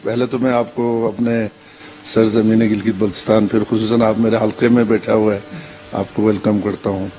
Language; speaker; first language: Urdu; non-native, local second language; Balti